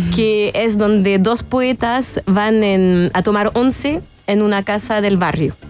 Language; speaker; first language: Spanish; non-native, fluent; French